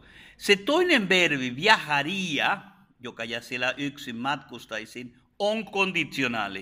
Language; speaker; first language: Finnish; non-native, fluent; Spanish